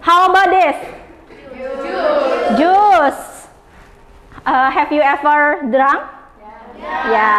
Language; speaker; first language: English; non-native, fluent; Indonesian